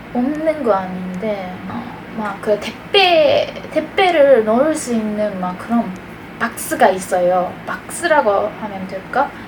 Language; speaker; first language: Korean; non-native, fluent; Japanese